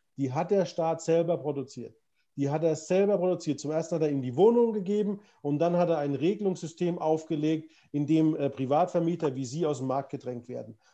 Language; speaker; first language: German; native; German